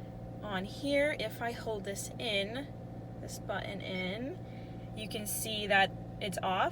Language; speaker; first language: English; native; English